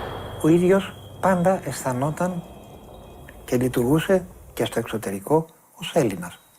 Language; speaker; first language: Greek; native; Greek